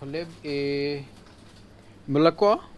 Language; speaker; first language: Russian; non-native, learner; Urdu